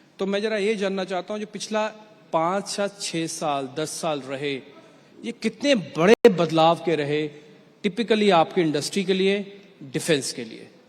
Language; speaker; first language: Hindi; native; Hindi